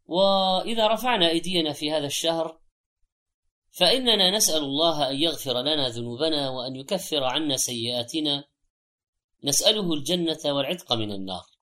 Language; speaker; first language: Arabic; native; Arabic